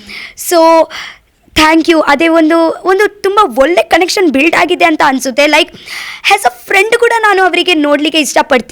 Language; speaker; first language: Kannada; non-native, learner; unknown